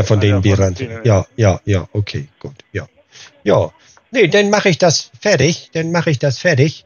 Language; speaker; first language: German; native; German